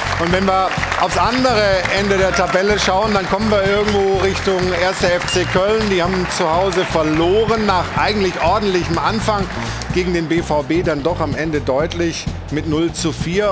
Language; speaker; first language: German; native; German